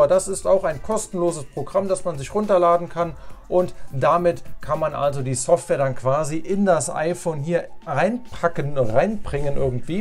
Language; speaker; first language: German; native; German